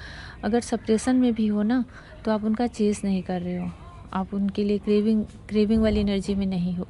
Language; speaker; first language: Hindi; native; Hindi